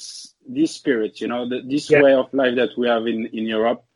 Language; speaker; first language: English; non-native, fluent; French